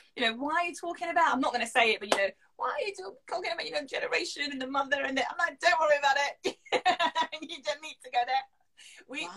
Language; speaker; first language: English; non-native, fluent; French